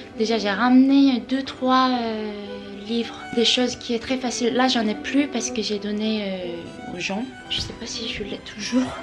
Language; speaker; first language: French; non-native, fluent; Korean